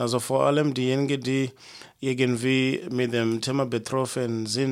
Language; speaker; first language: German; non-native, fluent; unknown